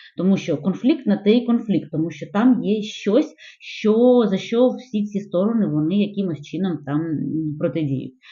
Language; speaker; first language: Ukrainian; non-native, local second language; Russian